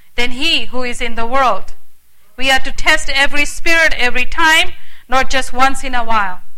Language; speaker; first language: English; early bilingual, heritage; English